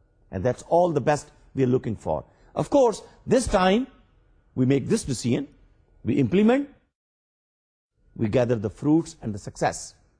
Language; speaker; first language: English; non-native, local second language; Urdu